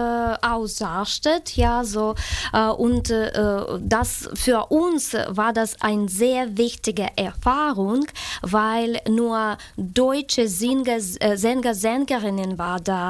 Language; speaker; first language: German; non-native, fluent; Ukrainian